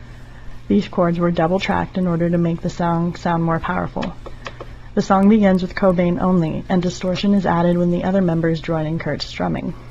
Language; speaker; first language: English; native; English